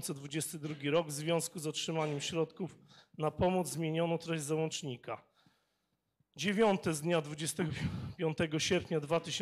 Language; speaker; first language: Polish; native; Polish